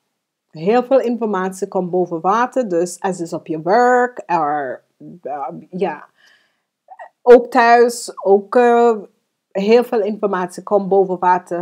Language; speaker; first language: Dutch; non-native, fluent; English